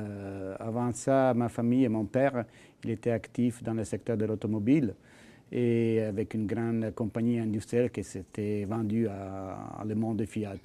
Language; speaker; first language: French; non-native, fluent; Italian